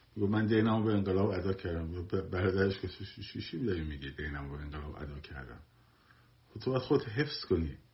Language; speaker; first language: Persian; native; Persian